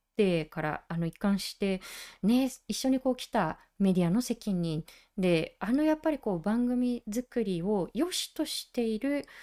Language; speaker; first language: Japanese; native; Japanese